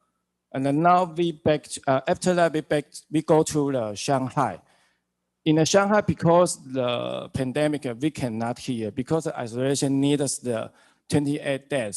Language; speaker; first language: English; non-native, learner; Chinese